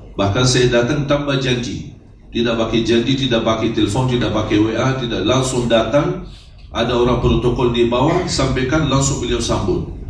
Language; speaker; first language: Indonesian; non-native, fluent; Arabic